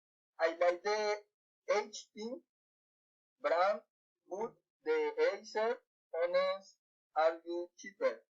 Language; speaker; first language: English; non-native, learner; Spanish